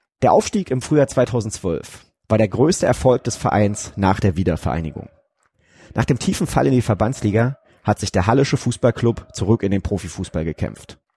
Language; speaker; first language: German; native; German